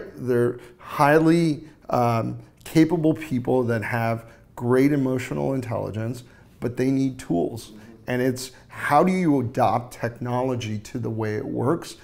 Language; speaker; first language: English; native; English